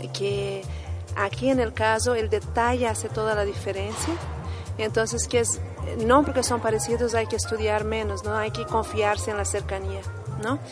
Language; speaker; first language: Spanish; non-native, fluent; Portuguese